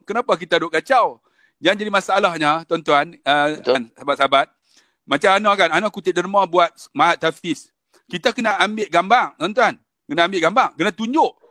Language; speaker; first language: Malay; native; Malay